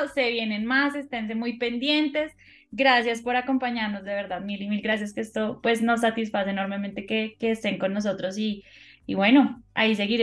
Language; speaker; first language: Spanish; native; Spanish